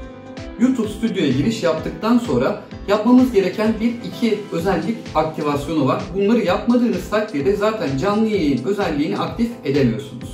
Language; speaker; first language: Turkish; native; Turkish